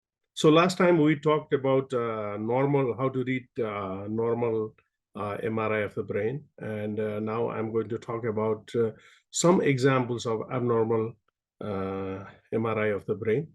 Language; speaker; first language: English; non-native, local second language; Nepali